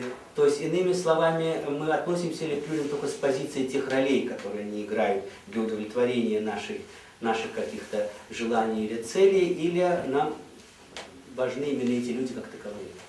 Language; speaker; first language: Russian; native; Russian